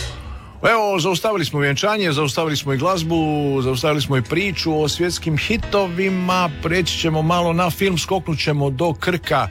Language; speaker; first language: Serbian; native; Serbian